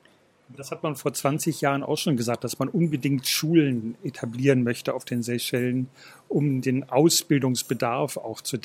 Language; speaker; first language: German; native; German